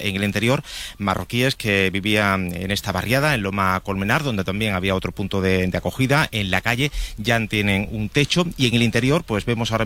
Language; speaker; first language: Spanish; native; Spanish